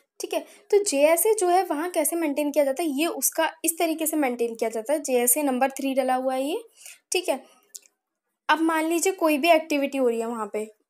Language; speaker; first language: Hindi; native; Hindi